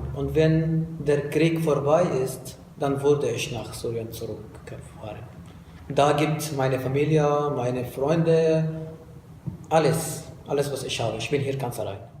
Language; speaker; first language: German; non-native, fluent; Arabic